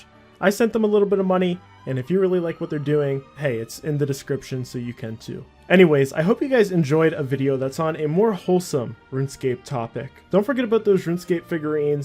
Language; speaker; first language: English; native; English